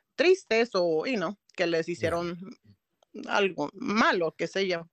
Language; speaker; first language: Spanish; native; Spanish